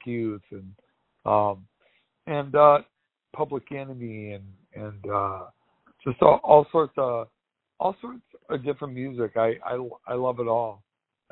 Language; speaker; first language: English; native; English